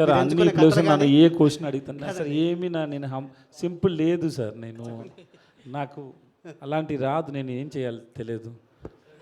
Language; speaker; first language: Telugu; non-native, learner; Tamil